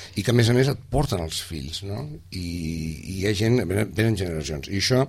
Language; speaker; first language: Catalan; native; Catalan